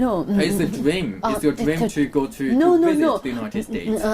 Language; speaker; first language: English; non-native, fluent; Chinese